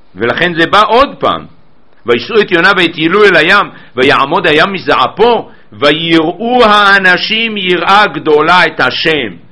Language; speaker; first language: Hebrew; native; Hebrew